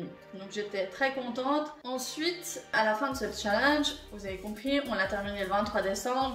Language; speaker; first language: French; native; French